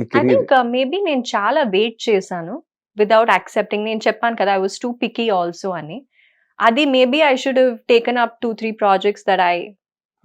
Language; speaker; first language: Telugu; non-native, fluent; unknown